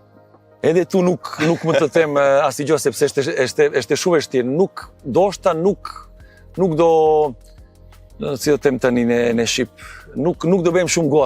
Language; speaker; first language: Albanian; non-native, learner; Serbian